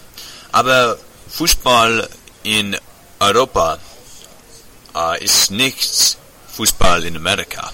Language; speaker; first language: German; non-native, learner; English